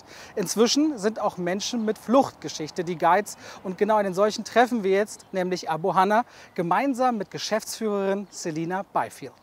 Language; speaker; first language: German; native; German